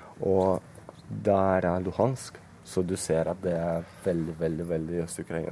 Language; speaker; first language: Norwegian; non-native, fluent; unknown